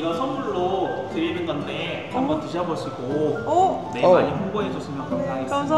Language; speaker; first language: Korean; native; Korean